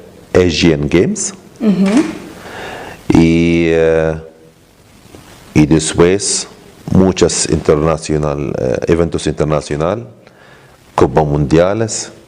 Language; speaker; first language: Spanish; non-native, learner; Arabic